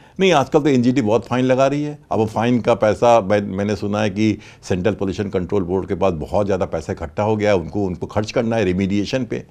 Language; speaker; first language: Hindi; native; Hindi